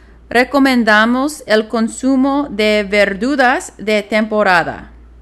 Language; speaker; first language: Spanish; non-native, learner; English